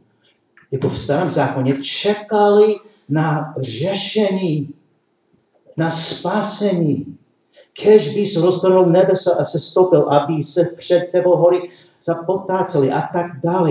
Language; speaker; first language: Czech; non-native, learner; English